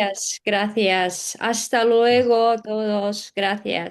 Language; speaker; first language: Spanish; non-native, learner; Russian